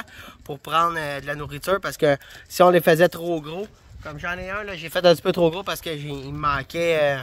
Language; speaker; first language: French; native; French